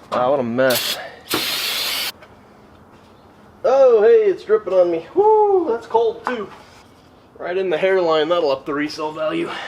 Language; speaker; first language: English; native; English